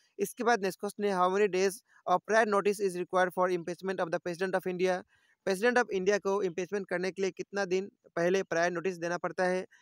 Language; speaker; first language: Hindi; native; Hindi